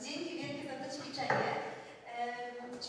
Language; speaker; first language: Polish; native; Polish